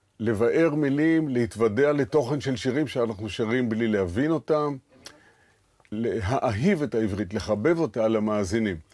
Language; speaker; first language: Hebrew; native; Hebrew